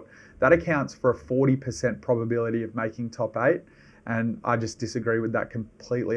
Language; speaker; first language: English; native; English